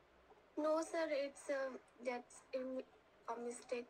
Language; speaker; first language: English; non-native, local second language; Bangla